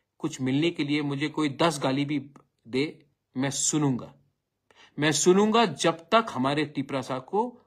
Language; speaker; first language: Hindi; non-native, local second language; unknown